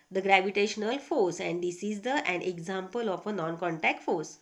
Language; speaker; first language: English; non-native, local second language; Marathi